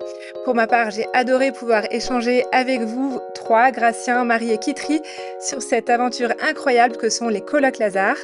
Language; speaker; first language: French; native; French